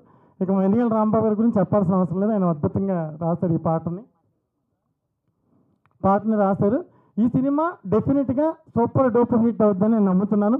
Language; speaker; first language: Telugu; native; Telugu